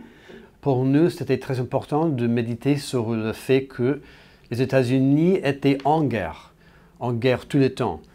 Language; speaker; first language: French; non-native, learner; English